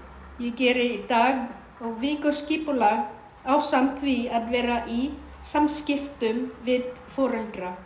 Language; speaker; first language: Icelandic; non-native, fluent; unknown